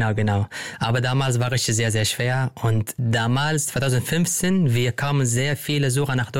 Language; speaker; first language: German; non-native, learner; Arabic